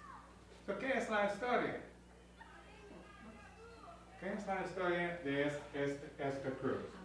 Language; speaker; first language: Spanish; non-native, learner; English